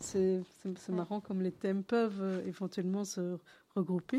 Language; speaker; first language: French; native; French